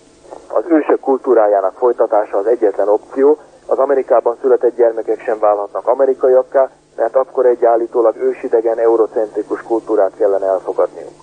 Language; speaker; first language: Hungarian; native; Hungarian